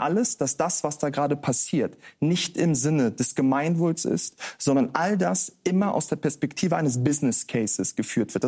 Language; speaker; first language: German; native; German